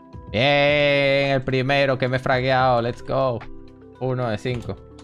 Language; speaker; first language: Spanish; native; Spanish